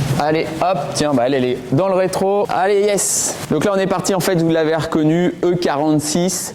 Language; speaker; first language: French; native; French